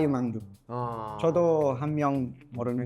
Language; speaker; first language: Korean; non-native, learner; English